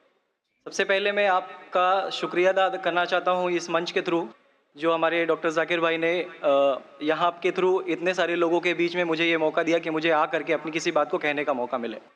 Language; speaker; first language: Hindi; native; Hindi